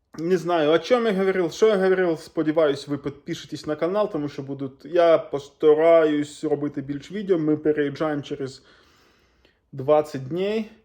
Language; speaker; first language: Ukrainian; non-native, local second language; Russian